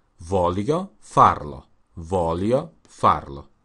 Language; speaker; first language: Italian; non-native, learner; Russian